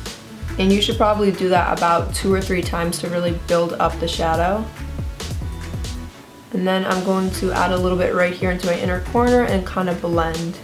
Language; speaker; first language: English; native; English